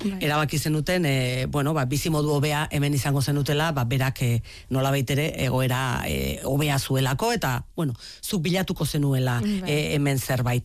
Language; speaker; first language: Basque; native; Basque